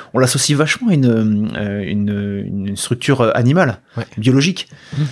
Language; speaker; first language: French; native; French